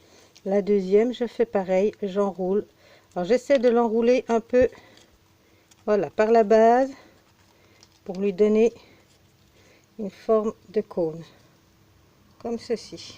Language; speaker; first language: French; native; French